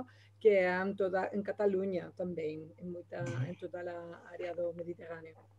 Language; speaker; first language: Portuguese; non-native, learner; Spanish